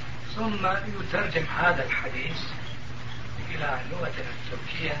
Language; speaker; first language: Arabic; non-native, fluent; Turkish